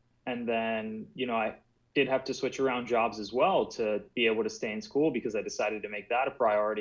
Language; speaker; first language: English; native; English